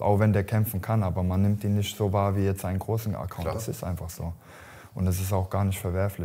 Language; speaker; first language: German; native; German